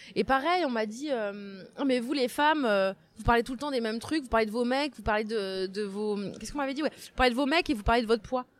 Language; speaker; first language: French; native; French